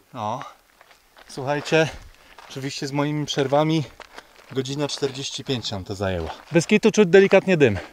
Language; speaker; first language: Polish; native; Polish